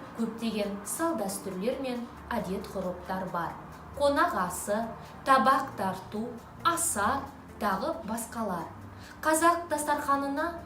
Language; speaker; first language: Kazakh; non-native, local second language; Russian